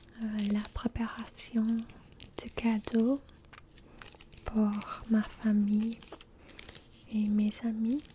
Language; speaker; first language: French; non-native, learner; English